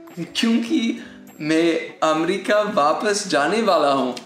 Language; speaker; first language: Hindi; non-native, learner; English